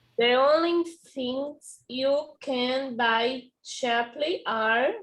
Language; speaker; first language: English; non-native, learner; Portuguese